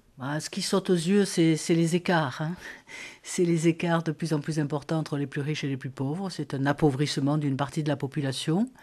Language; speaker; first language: French; native; French